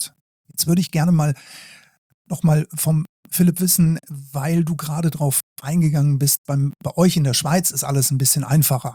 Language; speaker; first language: German; native; German